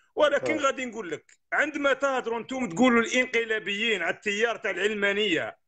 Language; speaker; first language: Arabic; native; Arabic